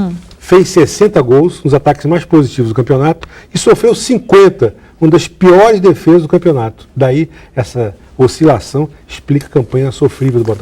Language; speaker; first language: Portuguese; native; Portuguese